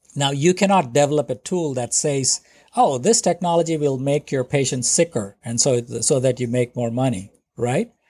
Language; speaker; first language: English; non-native, local second language; Telugu